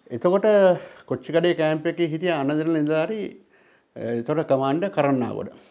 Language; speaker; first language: Sinhala; non-native, local second language; Tamil